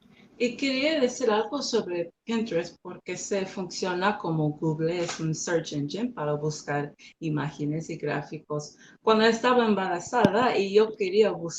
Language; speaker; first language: Spanish; non-native, learner; English